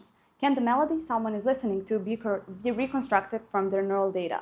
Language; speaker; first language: English; non-native, fluent; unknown